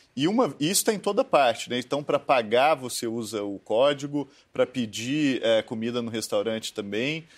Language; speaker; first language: Portuguese; native; Portuguese